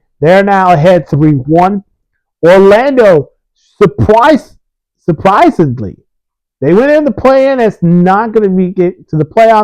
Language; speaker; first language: English; early bilingual, other home language; Spanish